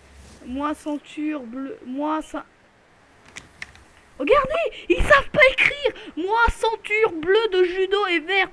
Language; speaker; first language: French; native; French